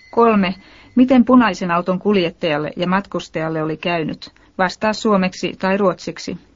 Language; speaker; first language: Finnish; native; Finnish